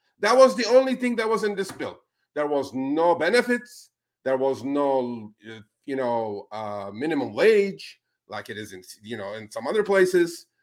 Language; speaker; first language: English; non-native, fluent; Spanish